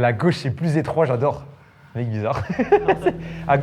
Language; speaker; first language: French; native; French